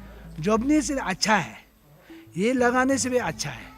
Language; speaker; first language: Hindi; non-native, local second language; Nepali